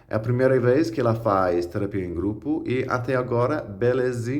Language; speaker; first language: Portuguese; non-native, fluent; English